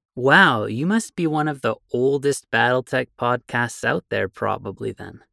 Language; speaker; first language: English; native; English